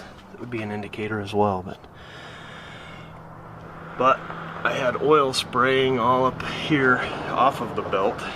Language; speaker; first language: English; native; English